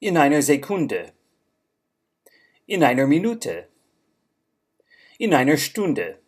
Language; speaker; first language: German; non-native, fluent; English